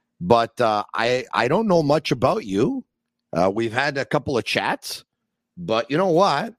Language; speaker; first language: English; native; English